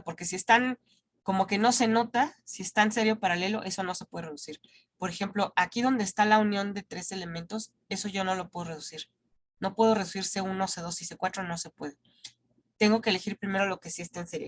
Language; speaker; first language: Spanish; native; Spanish